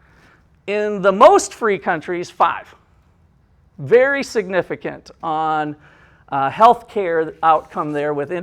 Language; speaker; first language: English; native; English